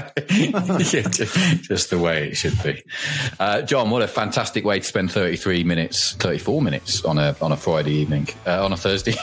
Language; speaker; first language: English; native; English